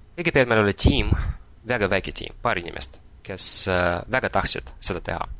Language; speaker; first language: Estonian; non-native, local second language; Russian